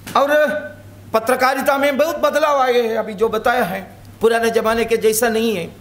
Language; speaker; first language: Hindi; non-native, local second language; Malayalam